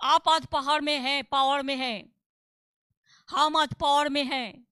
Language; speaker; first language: Hindi; non-native, local second language; Bangla